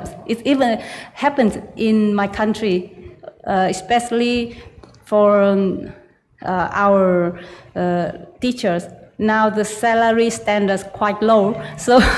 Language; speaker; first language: English; non-native, learner; Vietnamese